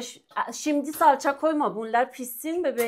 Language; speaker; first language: Turkish; non-native, learner; Persian